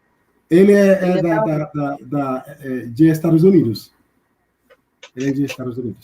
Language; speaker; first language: Portuguese; non-native, learner; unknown